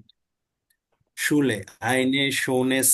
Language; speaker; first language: German; non-native, learner; Bangla